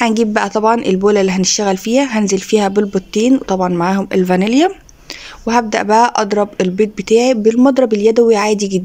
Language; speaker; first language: Arabic; native; Arabic